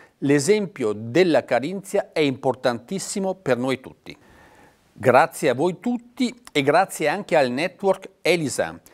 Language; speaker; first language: Italian; native; Italian